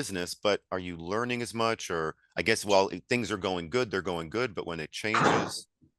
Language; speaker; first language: English; native; English